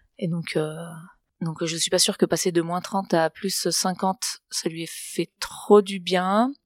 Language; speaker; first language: French; non-native, fluent; Catalan